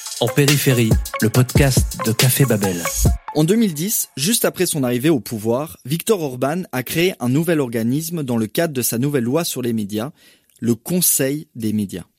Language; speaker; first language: French; native; French